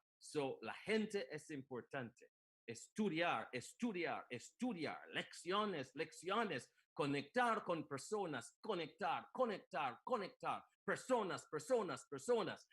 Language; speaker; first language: Spanish; non-native, learner; English